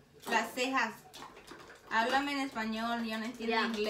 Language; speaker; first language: Spanish; early bilingual, heritage; Spanish